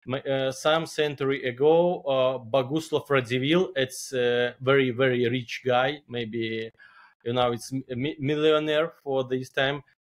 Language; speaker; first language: English; non-native, learner; Belarusian